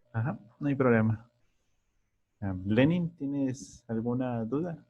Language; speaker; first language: Spanish; native; Spanish